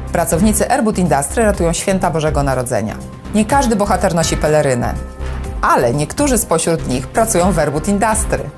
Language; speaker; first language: Polish; native; Polish